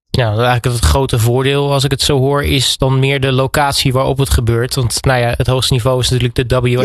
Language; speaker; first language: Dutch; native; Dutch